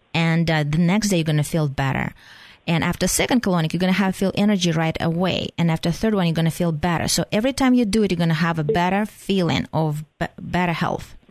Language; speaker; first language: English; non-native, fluent; Russian